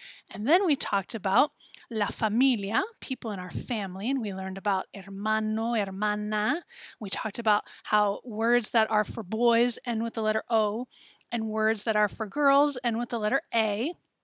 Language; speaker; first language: English; native; English